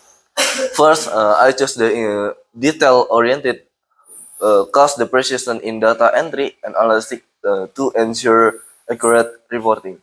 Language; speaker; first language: English; non-native, learner; Indonesian